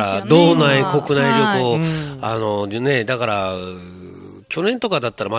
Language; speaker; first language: Japanese; native; Japanese